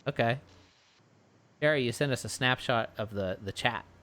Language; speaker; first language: English; native; English